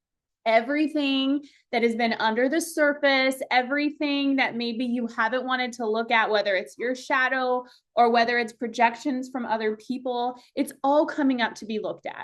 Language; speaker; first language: English; native; English